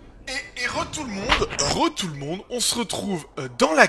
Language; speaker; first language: French; native; French